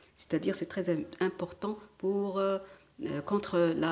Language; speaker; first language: French; non-native, local second language; Arabic